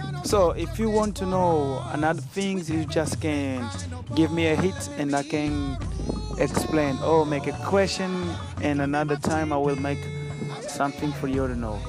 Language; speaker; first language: English; non-native, learner; Portuguese